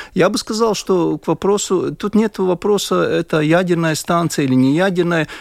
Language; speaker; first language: Russian; non-native, local second language; Latvian